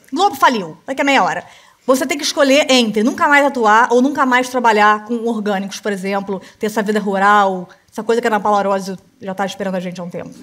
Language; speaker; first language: Portuguese; native; Portuguese